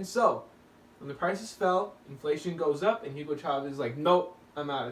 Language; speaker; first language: English; native; English